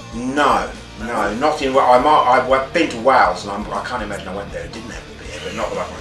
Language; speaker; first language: English; native; English